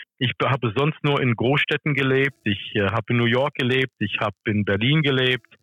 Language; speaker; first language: German; early bilingual, other home language; English